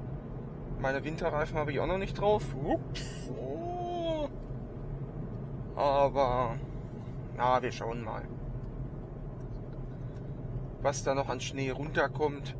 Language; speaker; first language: German; native; German